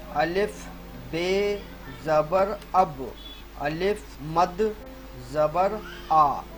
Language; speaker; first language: Urdu; native; Urdu